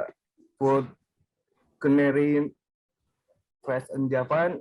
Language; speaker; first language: English; non-native, learner; Indonesian